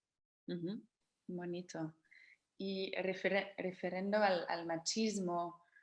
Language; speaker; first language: Spanish; non-native, fluent; Dutch